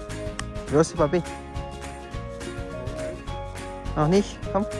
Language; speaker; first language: German; non-native, learner; Indonesian